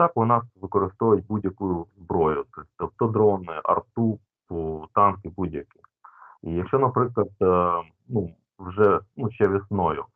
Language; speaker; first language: Ukrainian; non-native, local second language; Russian